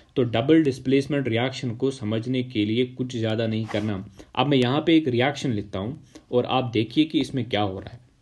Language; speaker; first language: Hindi; non-native, local second language; Kashmiri